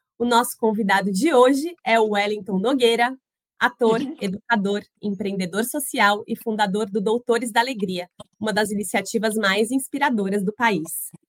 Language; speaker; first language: Portuguese; native; Portuguese